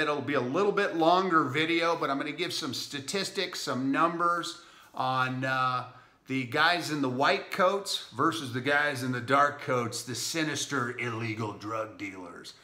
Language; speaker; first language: English; native; English